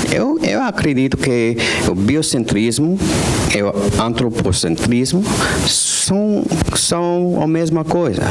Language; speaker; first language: Portuguese; non-native, fluent; English